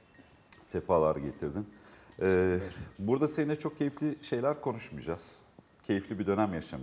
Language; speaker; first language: Turkish; native; Turkish